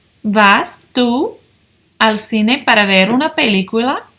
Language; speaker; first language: Spanish; non-native, fluent; English